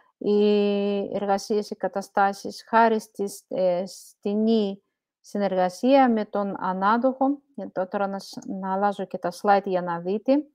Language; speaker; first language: Greek; non-native, fluent; Russian